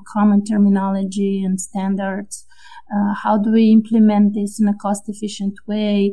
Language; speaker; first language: English; non-native, fluent; Romanian